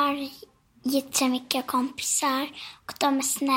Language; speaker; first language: Swedish; early bilingual, other home language; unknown